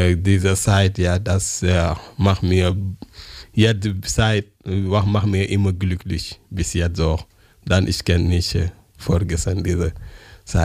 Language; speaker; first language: German; non-native, learner; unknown